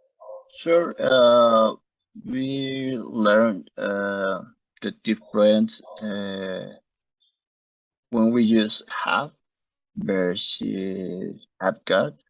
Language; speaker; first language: English; non-native, learner; Spanish